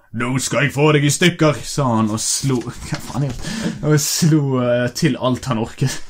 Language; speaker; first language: Norwegian; native; Norwegian